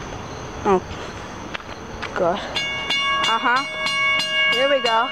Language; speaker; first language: English; native; English